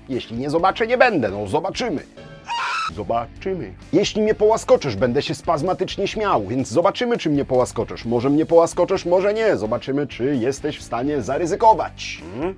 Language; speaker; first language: Polish; native; Polish